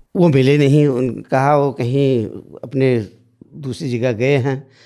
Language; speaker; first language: Hindi; native; Hindi